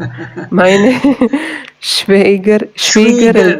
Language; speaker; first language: German; non-native, learner; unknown